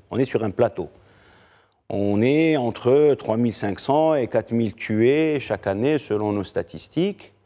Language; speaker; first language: French; non-native, local second language; Arabic